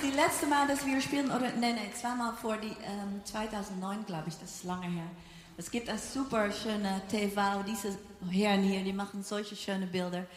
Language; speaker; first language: German; non-native, fluent; Dutch